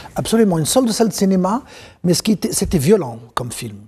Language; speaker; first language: French; non-native, local second language; Arabic